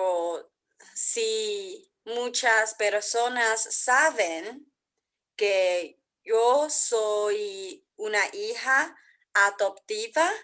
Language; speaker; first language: Spanish; non-native, learner; English